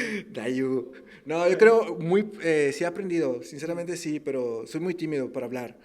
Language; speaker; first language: Spanish; native; Spanish